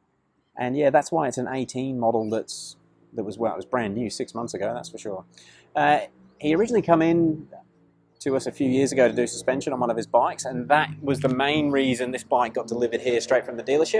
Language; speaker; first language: English; native; English